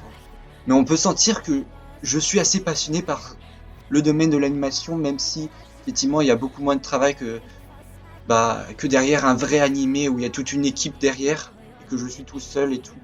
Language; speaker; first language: French; native; French